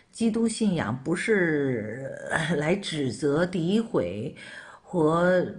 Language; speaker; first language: Chinese; native; Chinese